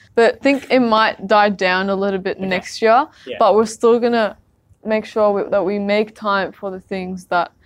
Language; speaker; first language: English; early bilingual, other home language; Arabic